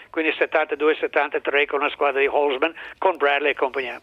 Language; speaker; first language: Italian; non-native, fluent; English